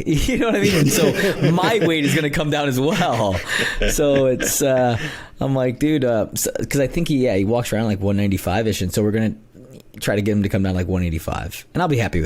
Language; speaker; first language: English; native; English